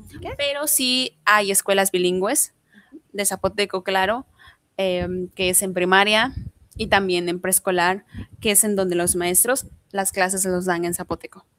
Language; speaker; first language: Spanish; non-native, local second language; Zapotec